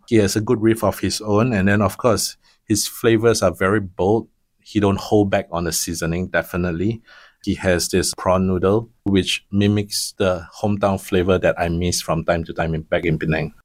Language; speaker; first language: English; non-native, local second language; Min Nan Chinese